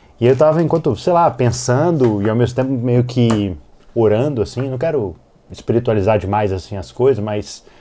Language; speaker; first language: Portuguese; native; Portuguese